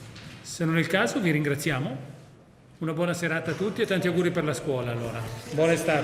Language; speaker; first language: Italian; native; Italian